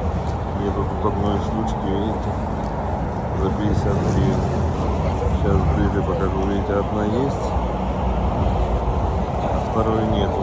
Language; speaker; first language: Russian; native; Russian